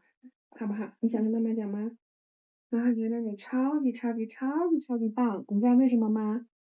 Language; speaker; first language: Chinese; native; Chinese